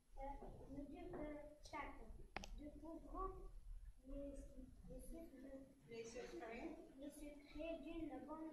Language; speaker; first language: French; non-native, learner; Arabic